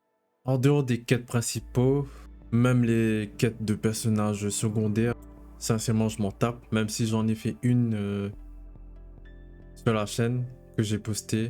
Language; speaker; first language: French; native; French